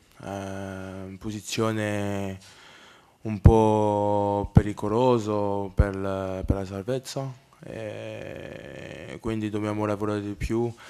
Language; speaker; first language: Italian; non-native, learner; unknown